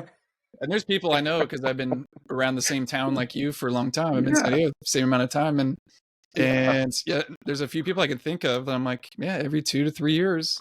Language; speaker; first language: English; native; English